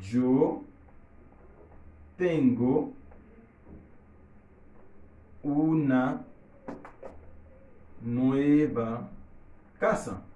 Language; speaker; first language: Spanish; non-native, learner; Haitian Creole